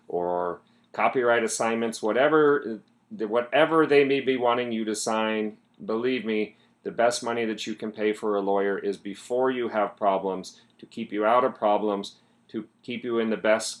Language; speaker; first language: English; native; English